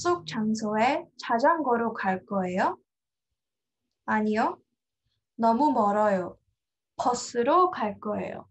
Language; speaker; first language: Korean; non-native, fluent; English